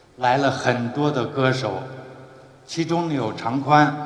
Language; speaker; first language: Chinese; native; Chinese